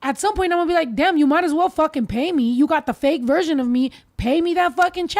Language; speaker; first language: English; early bilingual, other home language; Spanish